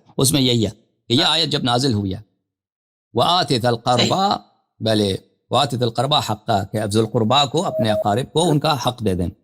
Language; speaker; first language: Urdu; non-native, fluent; Persian